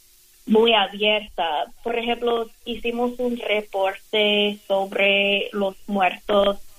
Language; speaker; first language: Spanish; non-native, fluent; English